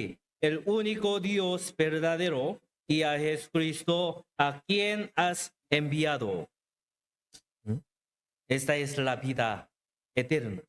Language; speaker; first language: Spanish; non-native, learner; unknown